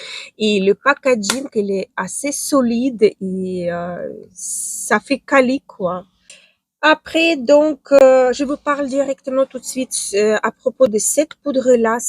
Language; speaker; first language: French; non-native, fluent; Ukrainian